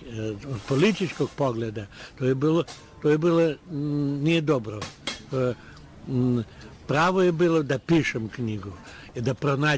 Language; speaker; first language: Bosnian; non-native, learner; Russian